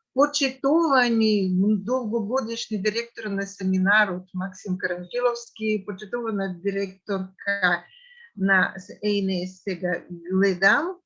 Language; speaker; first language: Macedonian; non-native, fluent; Russian